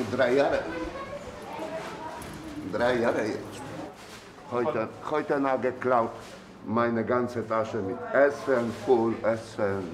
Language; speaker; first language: German; non-native, learner; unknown